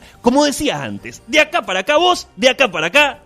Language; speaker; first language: Spanish; native; Spanish